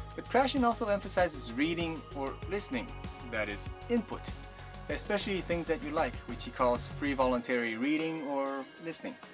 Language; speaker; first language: English; early bilingual, other home language; Chinese